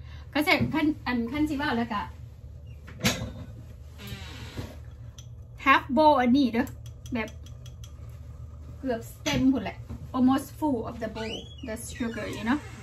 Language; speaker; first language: English; non-native, learner; Lao